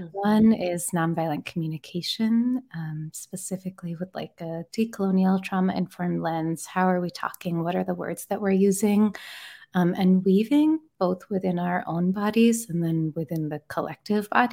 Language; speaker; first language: English; native; English